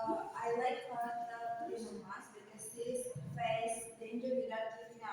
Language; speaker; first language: English; non-native, learner; Indonesian